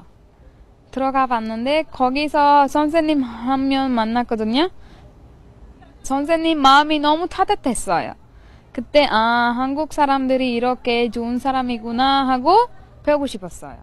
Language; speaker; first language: Korean; non-native, learner; Sinhala